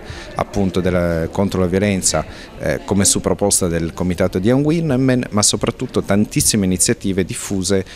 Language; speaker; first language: Italian; native; Italian